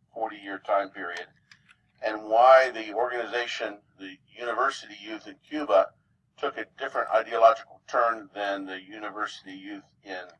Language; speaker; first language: English; native; English